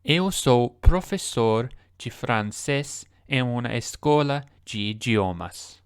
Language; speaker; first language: Portuguese; non-native, learner; English